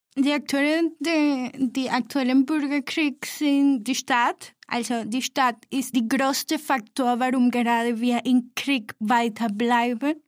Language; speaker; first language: German; non-native, fluent; Spanish